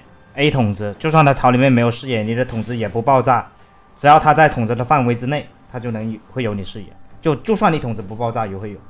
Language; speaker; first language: Chinese; native; Chinese